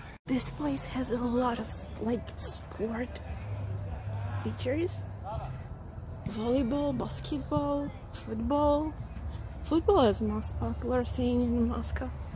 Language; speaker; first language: English; non-native, fluent; Russian